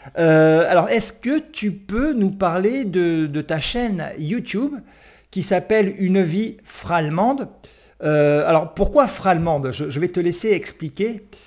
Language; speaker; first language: French; native; French